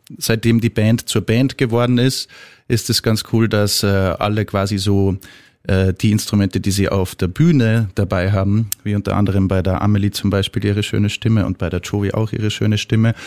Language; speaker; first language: German; native; German